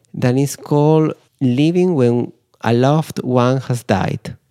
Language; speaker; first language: English; non-native, fluent; Spanish